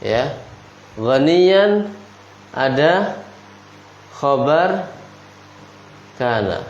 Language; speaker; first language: Arabic; non-native, fluent; Indonesian